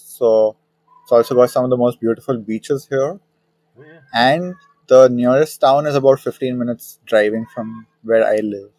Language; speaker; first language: English; non-native, local second language; Hindi